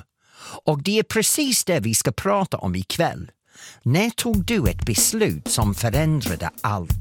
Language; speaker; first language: Swedish; non-native, fluent; English